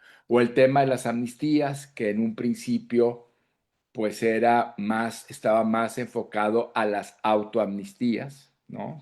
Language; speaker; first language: Spanish; native; Spanish